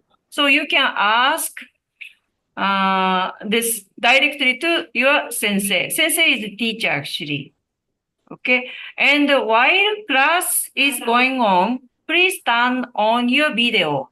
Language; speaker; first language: English; non-native, learner; Japanese